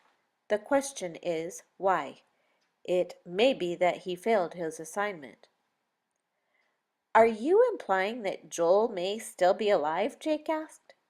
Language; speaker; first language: English; native; English